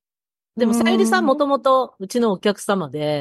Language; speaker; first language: Japanese; native; Japanese